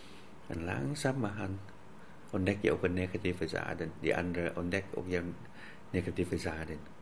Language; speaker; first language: Dutch; non-native, fluent; Vietnamese